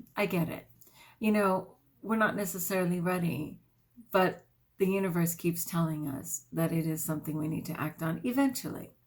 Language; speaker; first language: English; native; English